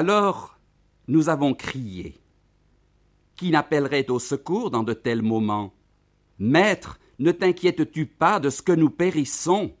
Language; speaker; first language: French; native; French